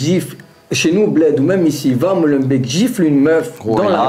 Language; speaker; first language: French; early bilingual, other home language; Arabic